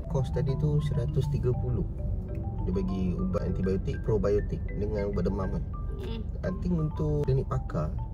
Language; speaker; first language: Malay; native; Malay